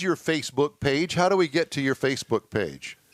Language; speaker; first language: English; native; English